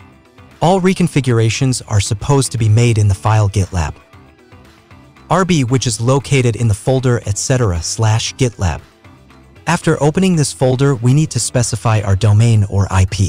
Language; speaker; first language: English; non-native, fluent; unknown